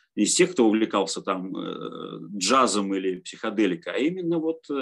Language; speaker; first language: Russian; native; Russian